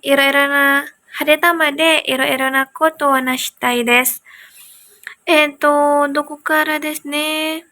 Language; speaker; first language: Japanese; non-native, learner; Indonesian